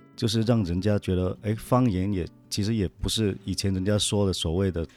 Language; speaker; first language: Chinese; non-native, local second language; Min Nan Chinese